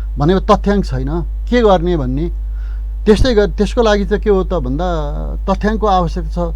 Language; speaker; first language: Nepali; non-native, local second language; Eastern Tamang